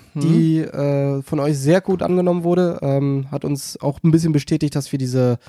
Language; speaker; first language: German; native; German